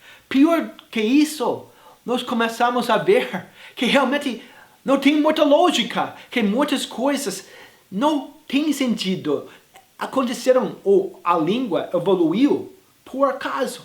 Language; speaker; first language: Portuguese; non-native, fluent; English